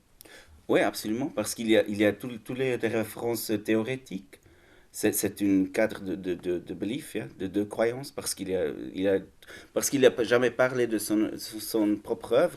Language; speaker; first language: French; non-native, learner; German